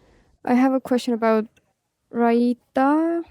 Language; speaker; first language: English; non-native, fluent; Estonian